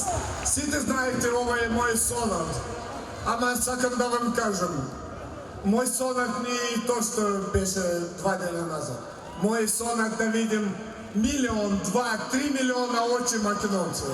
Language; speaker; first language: Macedonian; non-native, learner; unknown